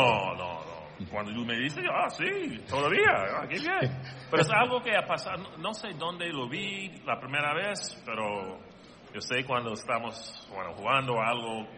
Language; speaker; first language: Spanish; non-native, learner; English